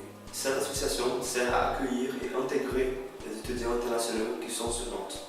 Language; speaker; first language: French; non-native, fluent; Portuguese